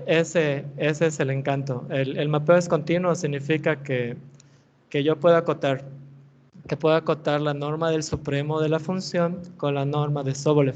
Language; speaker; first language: Spanish; native; Spanish